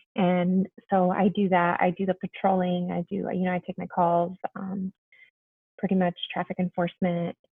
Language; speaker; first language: English; early bilingual, other home language; Spanish